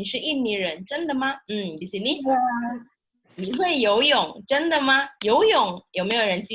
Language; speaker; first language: Chinese; non-native, fluent; Indonesian